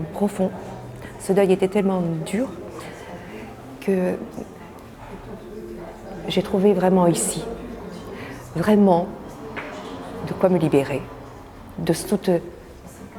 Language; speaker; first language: French; native; French